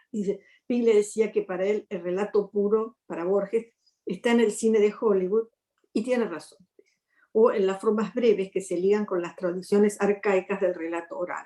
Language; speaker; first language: Spanish; native; Spanish